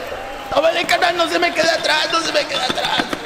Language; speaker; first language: Spanish; native; Spanish